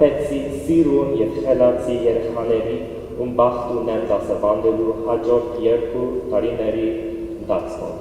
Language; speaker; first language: Armenian; non-native, learner; English